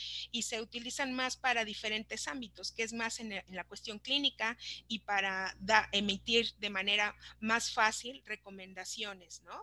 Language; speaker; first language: Spanish; native; Spanish